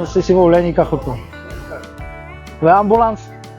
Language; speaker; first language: Hebrew; non-native, fluent; Russian